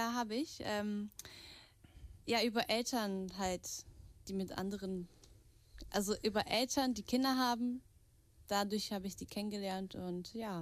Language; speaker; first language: German; early bilingual, heritage; Portuguese